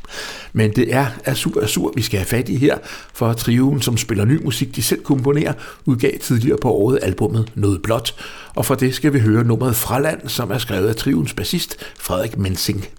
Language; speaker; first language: Danish; native; Danish